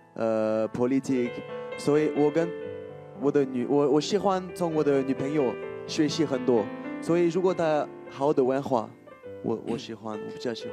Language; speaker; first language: Chinese; non-native, learner; French